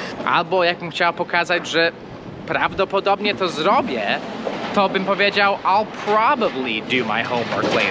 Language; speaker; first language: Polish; non-native, fluent; English